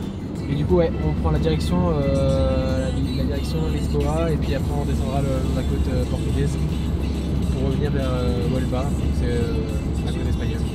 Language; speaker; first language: French; native; French